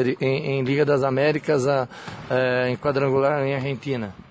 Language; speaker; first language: Portuguese; non-native, learner; Spanish